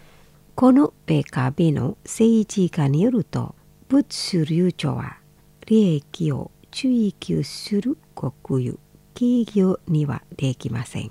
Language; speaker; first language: Japanese; non-native, fluent; Indonesian